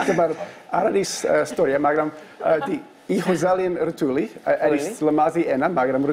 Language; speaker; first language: Georgian; non-native, learner; English